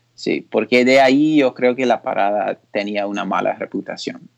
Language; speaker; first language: Spanish; early bilingual, heritage; Spanish